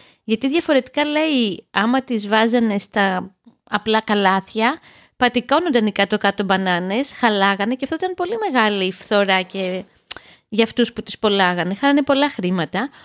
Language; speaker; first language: Greek; native; Greek